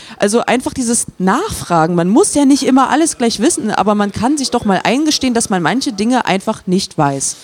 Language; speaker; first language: German; native; German